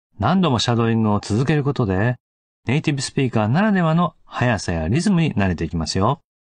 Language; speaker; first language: Japanese; native; Japanese